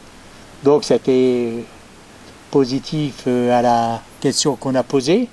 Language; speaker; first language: French; native; French